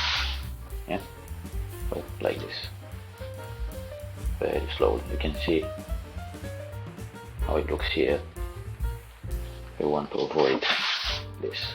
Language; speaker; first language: English; non-native, fluent; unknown